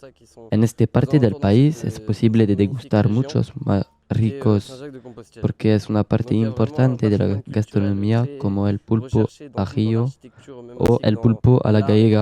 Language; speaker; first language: Spanish; non-native, learner; French